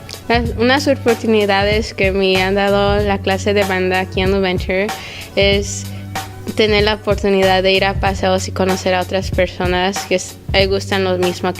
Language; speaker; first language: Spanish; early bilingual, other home language; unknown